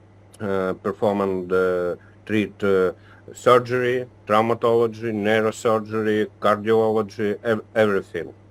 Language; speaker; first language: English; non-native, learner; Ukrainian